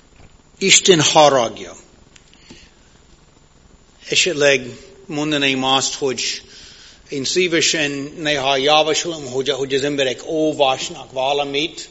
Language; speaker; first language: Hungarian; non-native, fluent; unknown